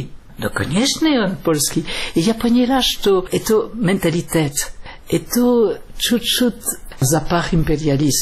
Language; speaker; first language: Russian; non-native, fluent; French